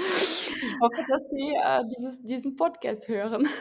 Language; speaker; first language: German; non-native, fluent; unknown